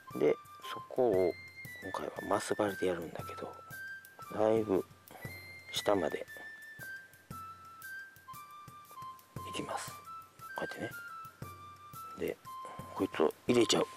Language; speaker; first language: Japanese; native; Japanese